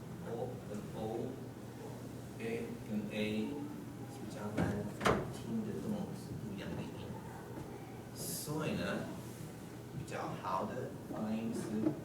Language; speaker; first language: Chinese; non-native, fluent; English